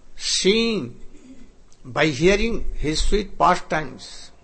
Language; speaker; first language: English; non-native, local second language; Hindi